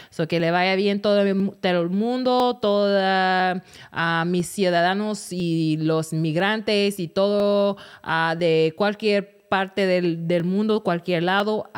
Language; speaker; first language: Spanish; non-native, fluent; English